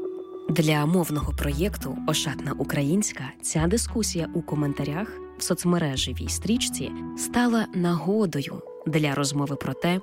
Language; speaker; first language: Ukrainian; native; Ukrainian